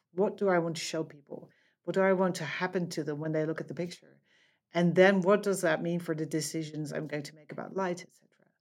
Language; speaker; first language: English; non-native, fluent; Dutch